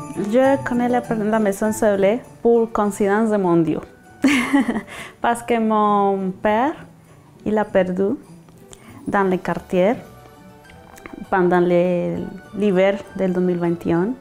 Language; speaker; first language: French; non-native, learner; Spanish